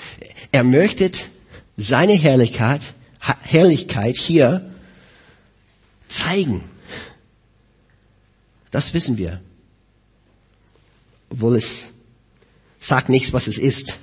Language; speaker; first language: German; non-native, fluent; English